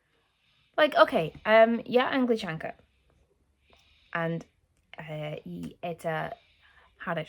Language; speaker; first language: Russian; non-native, learner; English